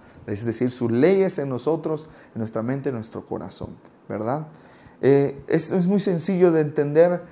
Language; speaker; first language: Spanish; native; Spanish